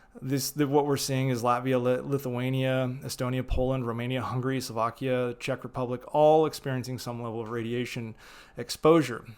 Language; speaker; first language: English; native; English